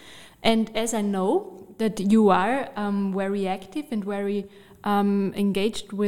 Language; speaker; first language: English; non-native, fluent; German